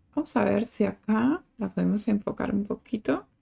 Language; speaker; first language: Spanish; native; Spanish